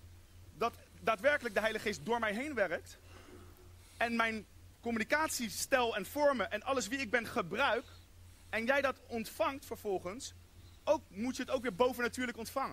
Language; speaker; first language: Dutch; native; Dutch